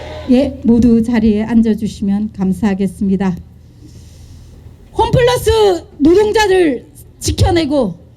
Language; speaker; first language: Korean; native; Korean